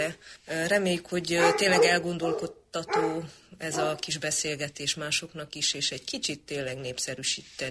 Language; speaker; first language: Hungarian; native; Hungarian